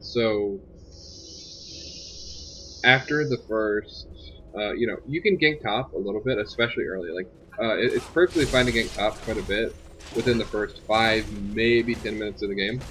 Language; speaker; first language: English; native; English